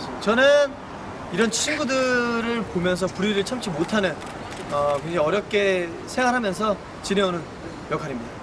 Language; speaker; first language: Korean; native; Korean